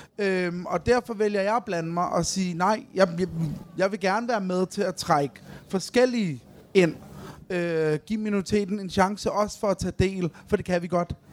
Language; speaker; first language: Danish; early bilingual, other home language; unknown